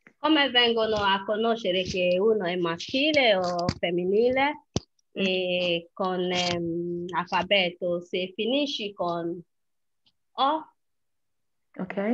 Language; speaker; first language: Italian; non-native, fluent; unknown